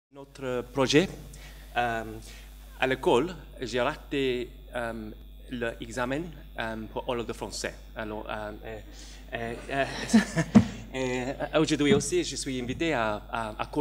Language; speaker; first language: French; non-native, learner; English